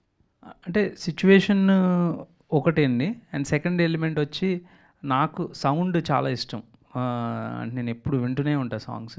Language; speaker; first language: Telugu; native; Telugu